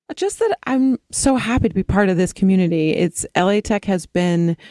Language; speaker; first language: English; native; English